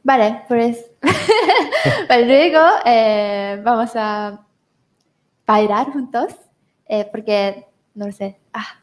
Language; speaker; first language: Spanish; non-native, learner; Japanese